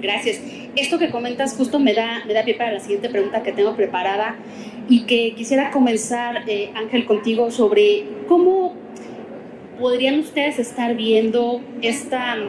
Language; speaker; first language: Spanish; native; Spanish